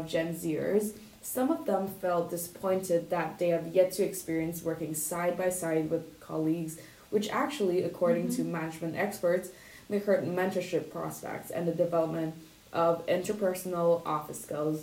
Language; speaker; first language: English; non-native, local second language; Cantonese